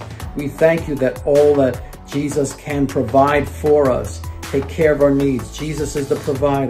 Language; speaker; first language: English; native; English